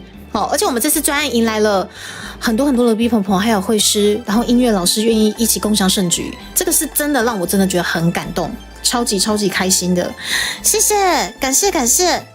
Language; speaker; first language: Chinese; native; Chinese